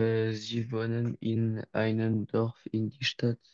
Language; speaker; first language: German; non-native, learner; French